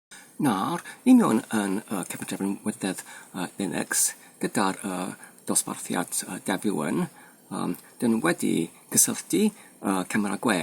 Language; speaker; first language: Welsh; non-native, fluent; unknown